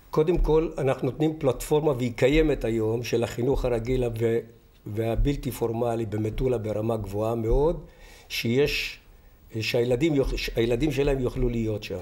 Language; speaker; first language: Hebrew; native; Hebrew